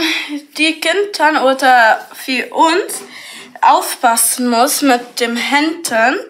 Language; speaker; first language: German; non-native, learner; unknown